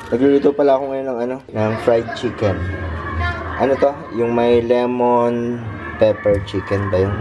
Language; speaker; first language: Filipino; native; Filipino